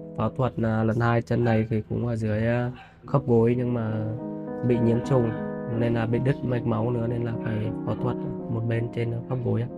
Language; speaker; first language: Vietnamese; non-native, local second language; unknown